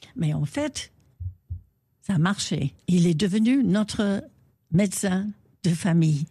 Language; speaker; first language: French; non-native, fluent; English